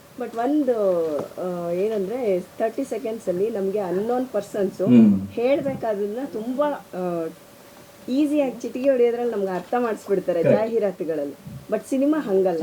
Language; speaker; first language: Kannada; non-native, local second language; Malayalam